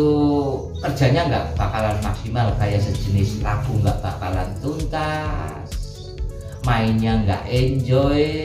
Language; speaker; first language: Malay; non-native, local second language; Javanese